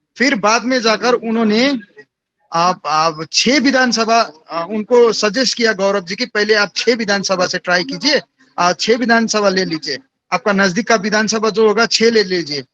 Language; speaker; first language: Hindi; non-native, local second language; Nepali